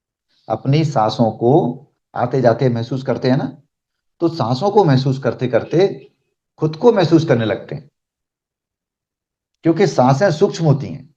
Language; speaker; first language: Hindi; native; Hindi